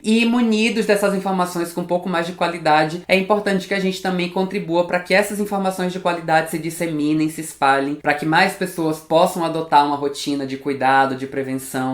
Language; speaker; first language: Portuguese; native; Portuguese